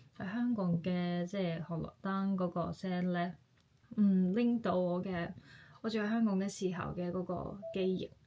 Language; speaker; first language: Cantonese; non-native, fluent; Japanese